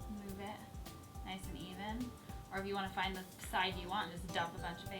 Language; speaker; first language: English; native; English